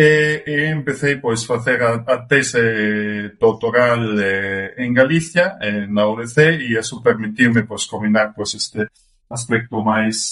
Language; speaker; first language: Galician; non-native, fluent; German